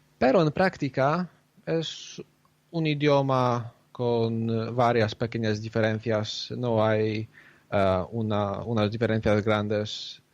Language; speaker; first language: Spanish; non-native, fluent; Polish